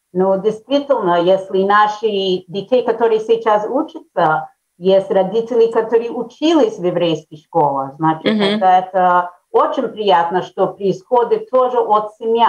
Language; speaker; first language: Russian; early bilingual, heritage; Russian